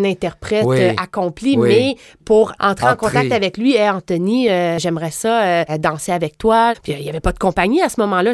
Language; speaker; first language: French; native; French